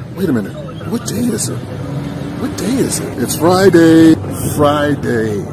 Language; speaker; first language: English; native; English